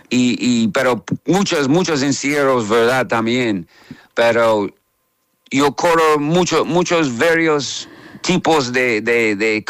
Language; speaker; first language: Spanish; non-native, learner; English